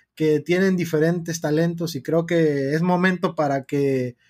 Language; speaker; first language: Spanish; early bilingual, heritage; Spanish